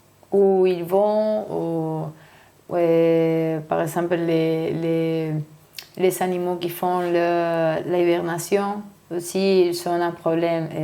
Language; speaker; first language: French; non-native, learner; Spanish